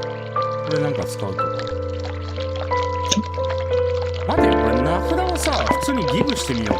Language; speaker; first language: Japanese; native; Japanese